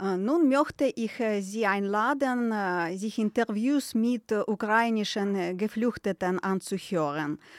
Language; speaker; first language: German; non-native, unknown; Ukrainian